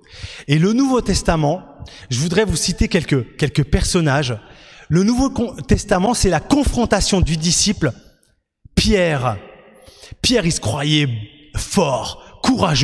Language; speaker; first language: French; native; French